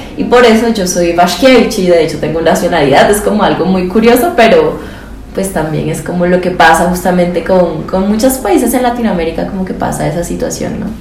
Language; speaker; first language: Spanish; native; Spanish